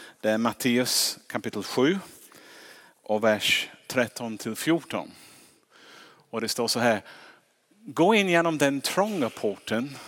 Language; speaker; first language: Swedish; non-native, fluent; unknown